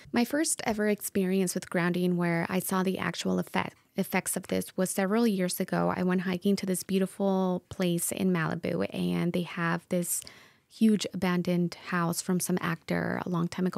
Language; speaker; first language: English; early bilingual, other home language; Spanish